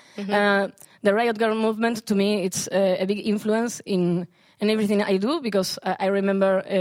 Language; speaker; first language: English; non-native, learner; Spanish